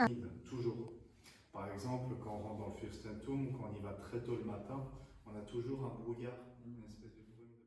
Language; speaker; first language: French; native; French